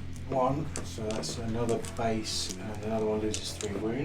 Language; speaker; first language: English; native; English